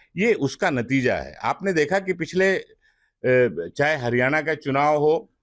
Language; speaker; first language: Hindi; non-native, local second language; Marathi